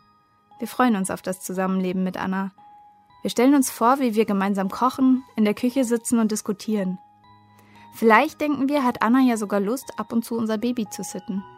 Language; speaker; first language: German; native; German